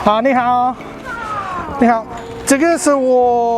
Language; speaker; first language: Chinese; non-native, learner; English